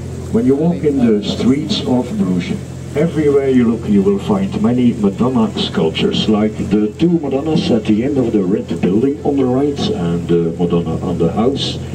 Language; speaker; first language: English; non-native, fluent; Dutch